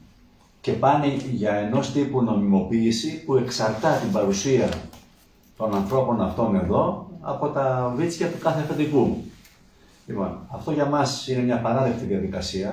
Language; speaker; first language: Greek; native; Greek